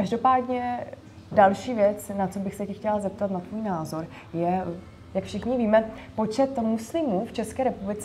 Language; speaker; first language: Czech; native; Czech